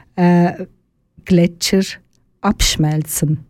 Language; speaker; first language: German; non-native, learner; Turkish